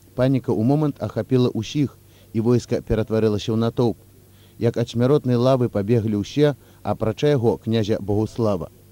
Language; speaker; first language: Belarusian; native; Belarusian